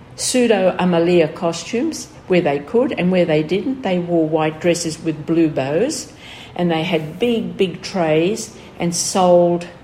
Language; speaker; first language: English; early bilingual, other home language; Greek